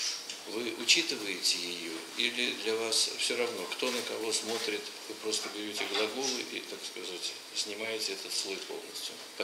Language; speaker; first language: Russian; native; Russian